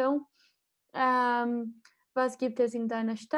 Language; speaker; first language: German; non-native, fluent; Portuguese